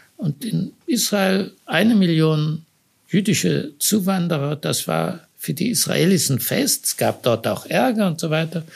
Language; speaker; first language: German; native; German